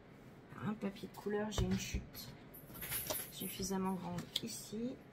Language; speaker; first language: French; native; French